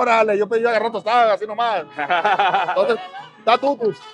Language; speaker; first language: Spanish; native; Spanish